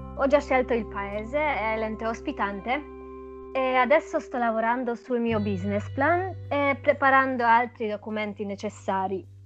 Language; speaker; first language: Italian; non-native, fluent; Polish